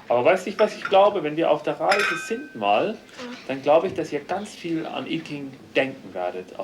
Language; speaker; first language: German; native; German